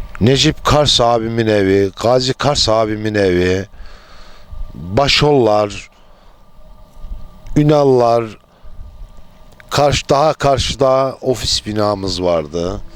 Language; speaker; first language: Turkish; native; Turkish